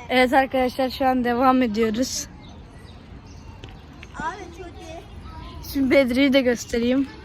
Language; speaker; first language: Turkish; native; Turkish